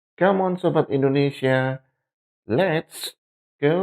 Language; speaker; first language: English; non-native, fluent; Indonesian